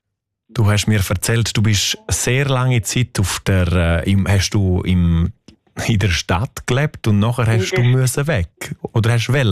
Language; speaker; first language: German; native; German